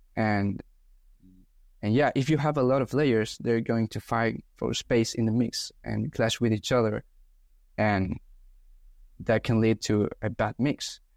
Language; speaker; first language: English; non-native, fluent; Spanish